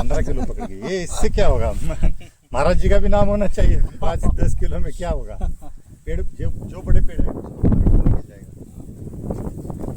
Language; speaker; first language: Hindi; non-native, local second language; Marathi